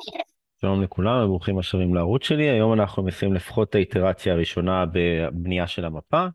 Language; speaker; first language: Hebrew; native; Hebrew